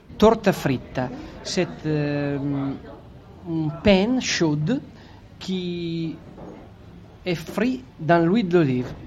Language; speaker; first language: French; non-native, fluent; Italian